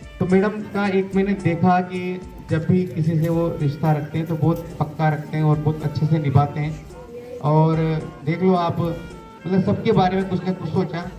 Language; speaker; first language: Hindi; native; Hindi